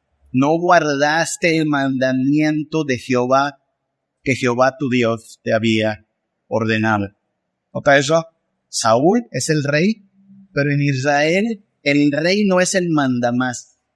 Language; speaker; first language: Spanish; native; Spanish